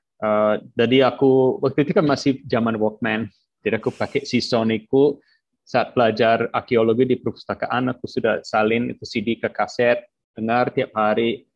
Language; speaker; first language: Indonesian; non-native, fluent; English